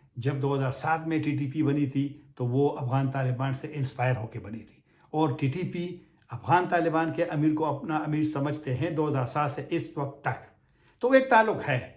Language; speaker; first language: Urdu; non-native, local second language; Pashto